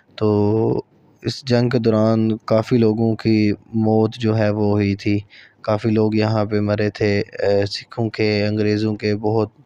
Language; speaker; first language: Urdu; non-native, local second language; Punjabi